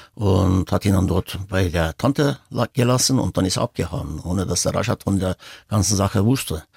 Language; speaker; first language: German; early bilingual, other home language; Turkish